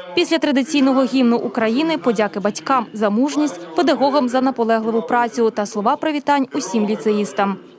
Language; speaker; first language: Ukrainian; native; Ukrainian